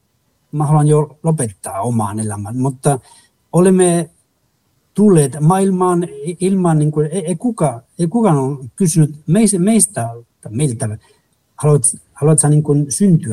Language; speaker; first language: Finnish; non-native, fluent; Spanish